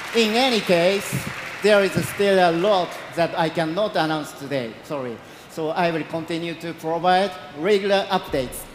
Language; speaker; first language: English; non-native, learner; Japanese